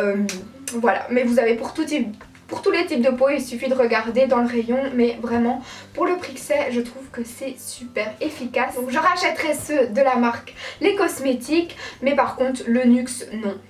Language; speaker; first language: French; native; French